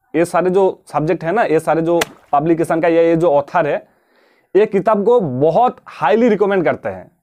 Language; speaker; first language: Hindi; non-native, local second language; Bangla